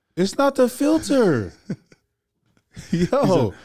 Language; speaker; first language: English; native; English